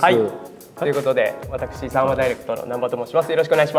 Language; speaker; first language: Japanese; native; Japanese